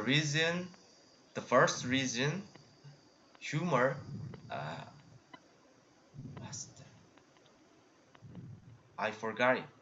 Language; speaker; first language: English; non-native, learner; Korean